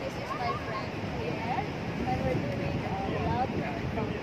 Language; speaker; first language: English; non-native, fluent; Filipino